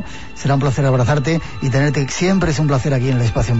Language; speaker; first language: Spanish; native; Spanish